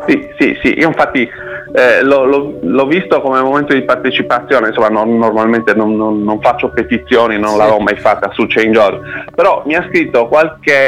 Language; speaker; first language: Italian; native; Italian